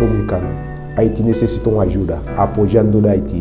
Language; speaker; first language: Spanish; non-native, learner; Haitian Creole